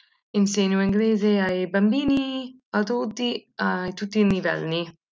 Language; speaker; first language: Italian; non-native, fluent; English